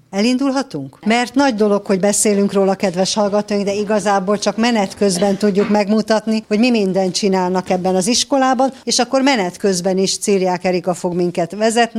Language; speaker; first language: Hungarian; native; Hungarian